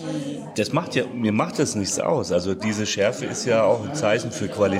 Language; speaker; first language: German; native; German